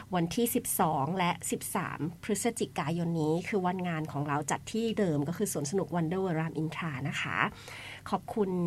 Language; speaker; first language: Thai; native; Thai